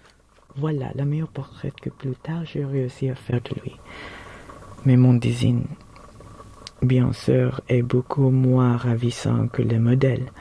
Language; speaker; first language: French; non-native, learner; Filipino